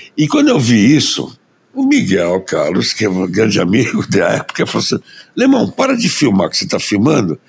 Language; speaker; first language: Portuguese; early bilingual, other home language; German